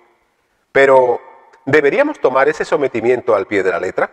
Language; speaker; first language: Spanish; native; Spanish